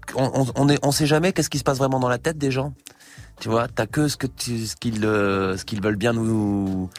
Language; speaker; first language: French; native; French